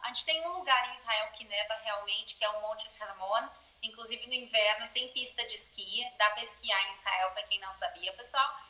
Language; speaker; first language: Portuguese; native; Portuguese